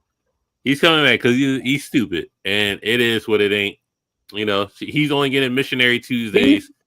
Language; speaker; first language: English; native; English